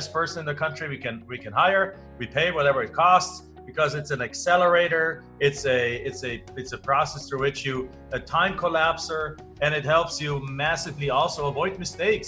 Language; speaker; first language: English; non-native, fluent; German